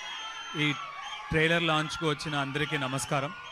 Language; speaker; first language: Telugu; non-native, learner; Tamil